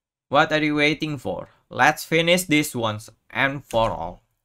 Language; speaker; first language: English; non-native, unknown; Indonesian